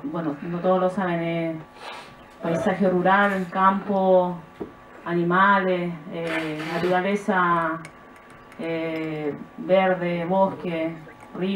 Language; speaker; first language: Spanish; native; Spanish